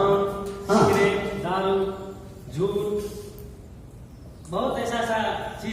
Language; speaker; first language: Hindi; non-native, local second language; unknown